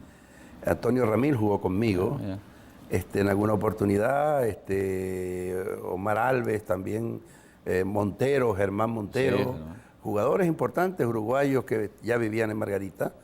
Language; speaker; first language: Spanish; native; Spanish